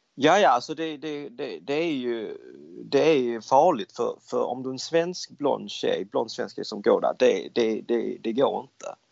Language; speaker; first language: Swedish; early bilingual, other home language; Cantonese